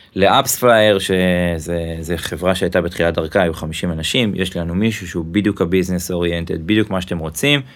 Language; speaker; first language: Hebrew; native; Hebrew